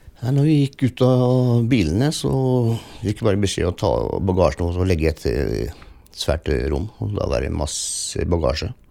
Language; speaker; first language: Norwegian; early bilingual, other home language; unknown